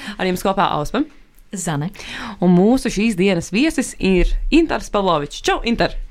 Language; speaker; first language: Latvian; native; Latvian